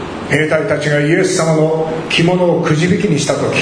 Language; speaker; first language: Japanese; native; Japanese